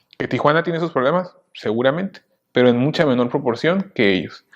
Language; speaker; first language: Spanish; native; Spanish